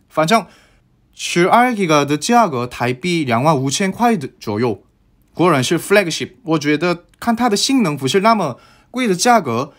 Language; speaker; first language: Chinese; non-native, fluent; Korean